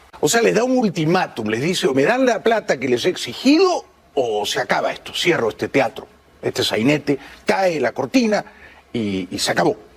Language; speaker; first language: Spanish; native; Spanish